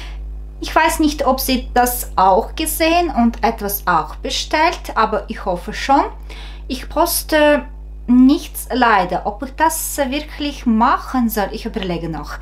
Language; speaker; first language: German; non-native, fluent; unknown